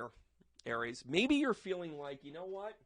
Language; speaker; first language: English; native; English